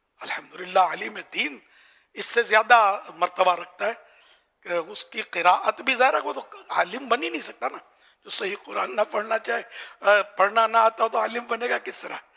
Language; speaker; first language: Urdu; native; Urdu